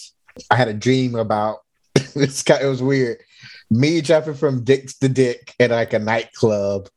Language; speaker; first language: English; native; English